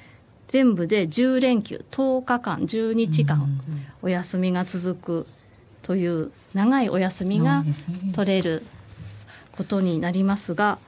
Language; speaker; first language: Japanese; native; Japanese